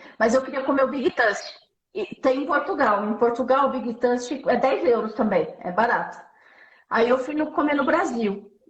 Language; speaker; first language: Portuguese; native; Portuguese